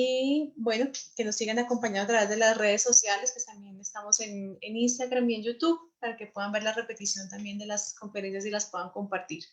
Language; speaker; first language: Spanish; native; Spanish